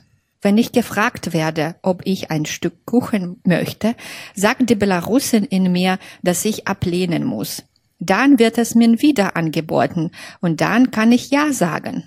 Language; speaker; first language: German; non-native, fluent; Belarusian